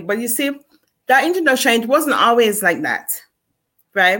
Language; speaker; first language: English; non-native, local second language; Jamaican Creole English